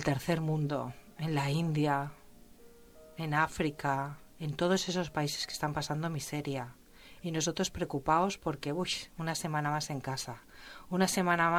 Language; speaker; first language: Spanish; native; Spanish